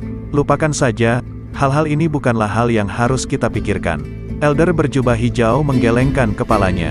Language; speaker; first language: Indonesian; native; Indonesian